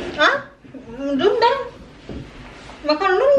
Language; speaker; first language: Indonesian; non-native, fluent; Japanese